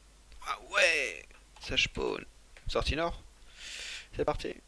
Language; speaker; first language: French; native; French